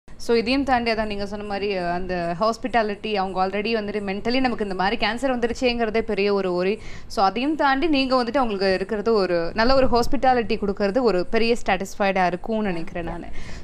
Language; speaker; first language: Tamil; native; Tamil